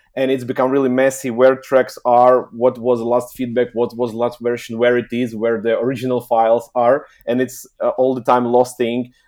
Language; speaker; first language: English; non-native, learner; Ukrainian